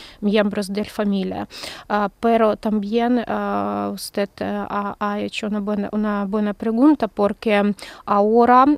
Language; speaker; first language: Spanish; non-native, learner; Ukrainian